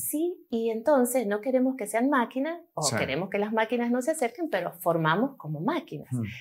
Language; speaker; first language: Spanish; native; Spanish